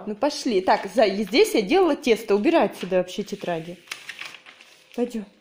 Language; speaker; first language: Russian; native; Russian